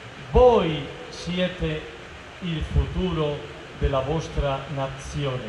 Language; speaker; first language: Italian; non-native, fluent; Spanish